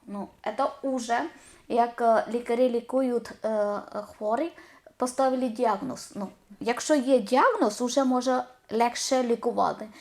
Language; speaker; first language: Ukrainian; non-native, learner; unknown